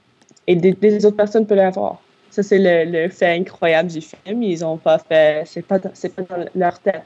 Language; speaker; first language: French; non-native, local second language; English